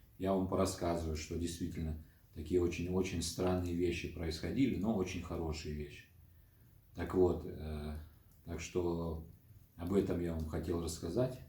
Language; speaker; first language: Russian; native; Russian